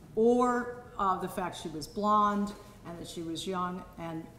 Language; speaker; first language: English; native; English